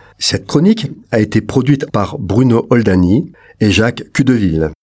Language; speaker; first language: French; native; French